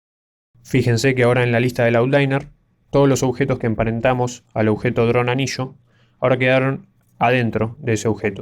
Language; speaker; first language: Spanish; native; Spanish